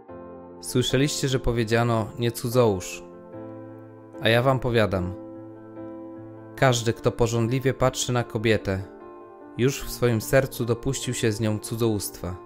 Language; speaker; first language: Polish; native; Polish